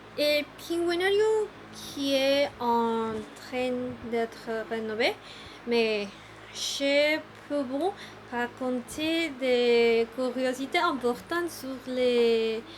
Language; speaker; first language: French; non-native, learner; Spanish